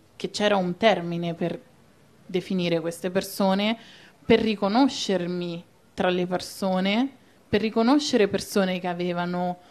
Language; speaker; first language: Italian; native; Italian